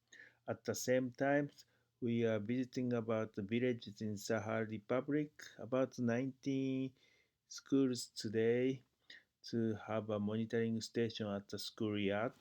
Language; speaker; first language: English; non-native, fluent; Japanese